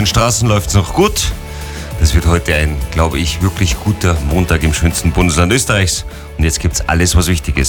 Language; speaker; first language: German; native; German